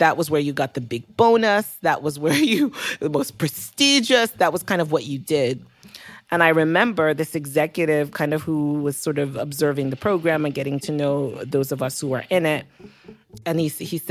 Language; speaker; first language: English; non-native, local second language; Yoruba